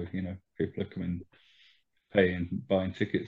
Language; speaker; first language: English; native; English